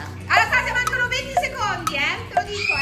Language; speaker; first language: Italian; native; Italian